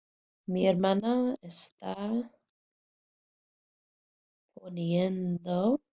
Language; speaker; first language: Spanish; non-native, fluent; English